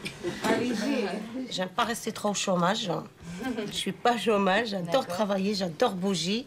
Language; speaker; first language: French; non-native, learner; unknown